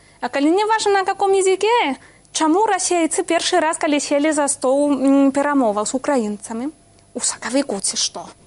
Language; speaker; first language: Belarusian; non-native, fluent; Spanish